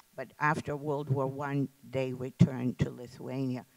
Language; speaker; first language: English; early bilingual, other home language; Lithuanian